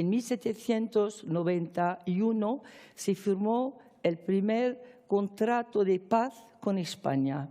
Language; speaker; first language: Spanish; non-native, fluent; Arabic